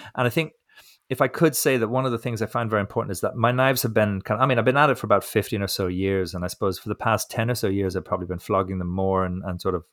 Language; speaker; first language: English; native; English